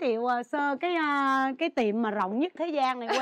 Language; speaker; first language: Vietnamese; native; Vietnamese